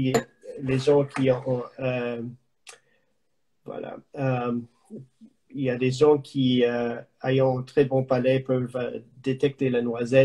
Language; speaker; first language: French; non-native, learner; English